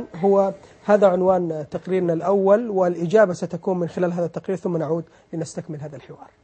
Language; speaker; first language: Arabic; native; Arabic